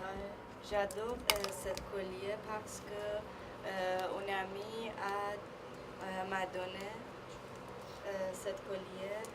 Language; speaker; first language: French; non-native, learner; Persian